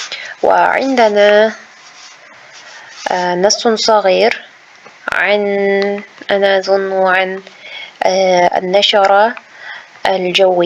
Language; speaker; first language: Arabic; non-native, fluent; Uzbek